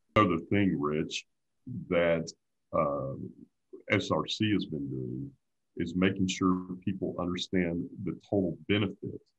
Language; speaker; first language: English; native; English